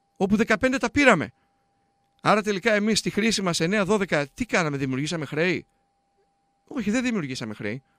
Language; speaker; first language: Greek; native; Greek